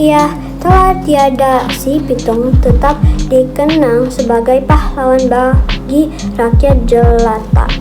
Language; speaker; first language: Indonesian; native; Indonesian